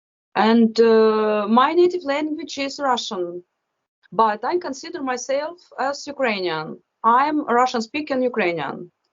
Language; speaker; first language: English; non-native, fluent; Russian